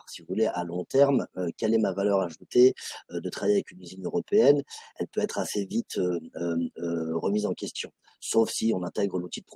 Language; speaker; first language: French; native; French